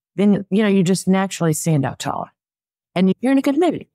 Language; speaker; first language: English; native; English